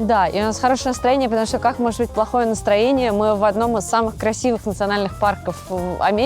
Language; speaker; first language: Russian; native; Russian